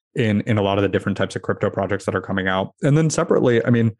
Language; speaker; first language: English; early bilingual, other home language; Hindi